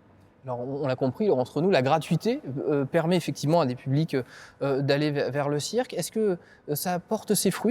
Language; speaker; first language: French; native; French